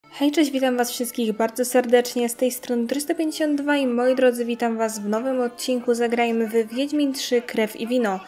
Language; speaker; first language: Polish; native; Polish